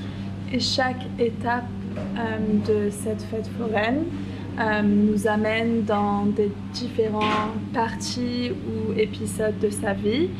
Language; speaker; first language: French; non-native, fluent; English